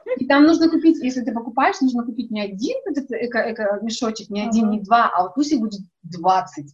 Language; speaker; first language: Russian; native; Russian